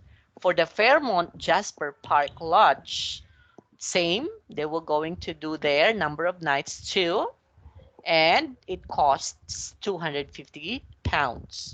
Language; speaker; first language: English; non-native, fluent; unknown